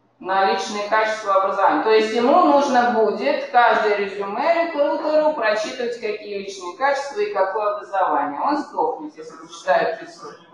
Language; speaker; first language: Russian; native; Russian